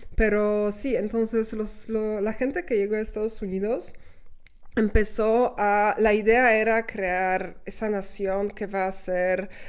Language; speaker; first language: Spanish; non-native, fluent; Polish